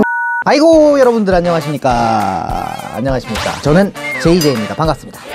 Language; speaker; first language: Korean; native; Korean